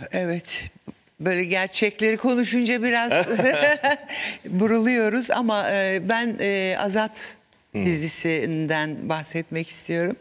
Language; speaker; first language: Turkish; native; Turkish